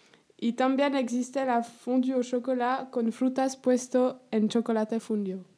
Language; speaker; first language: Spanish; non-native, learner; French